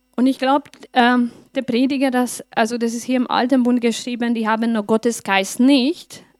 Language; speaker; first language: German; non-native, fluent; Hungarian